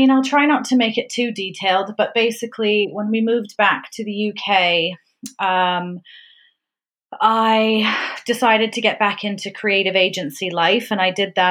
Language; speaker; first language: English; native; English